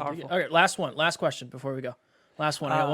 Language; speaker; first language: English; native; English